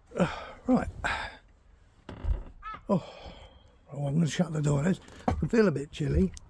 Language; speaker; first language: English; native; English